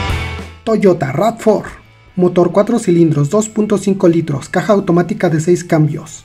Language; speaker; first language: Spanish; native; Spanish